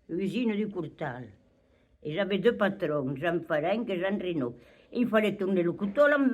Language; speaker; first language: French; native; French